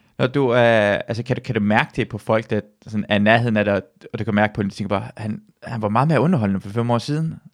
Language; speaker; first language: Danish; early bilingual, other home language; Persian